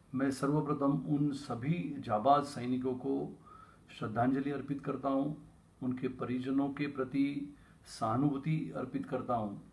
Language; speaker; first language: Hindi; non-native, local second language; Marathi